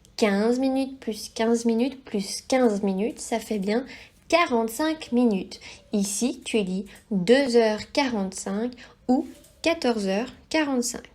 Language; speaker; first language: French; native; French